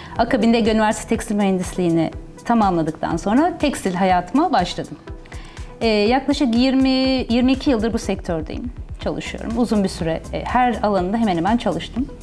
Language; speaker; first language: Turkish; early bilingual, heritage; Turkish